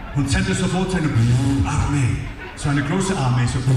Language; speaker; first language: German; non-native, fluent; English